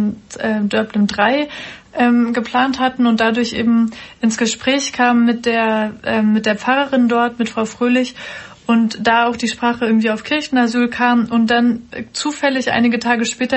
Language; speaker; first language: German; native; German